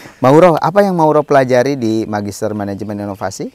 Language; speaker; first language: Indonesian; native; Indonesian